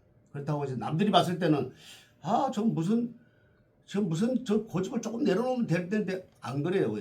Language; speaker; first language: Korean; native; Korean